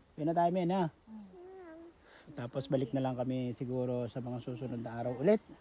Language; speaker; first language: Filipino; non-native, local second language; Pampanga